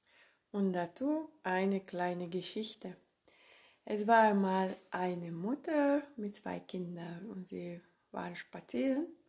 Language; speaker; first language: German; non-native, fluent; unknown